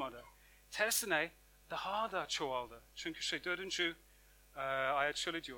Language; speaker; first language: Turkish; non-native, fluent; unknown